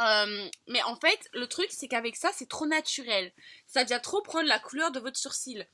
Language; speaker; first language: French; native; French